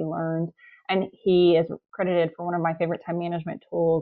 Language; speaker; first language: English; native; English